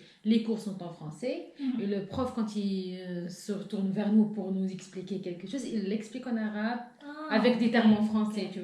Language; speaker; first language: French; non-native, local second language; Arabic